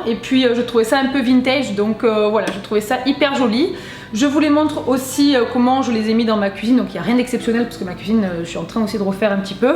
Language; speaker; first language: French; native; French